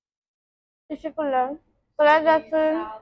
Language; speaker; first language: Turkish; non-native, learner; Hindi